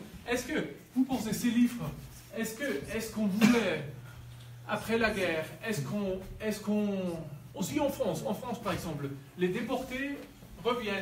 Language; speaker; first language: French; non-native, learner; German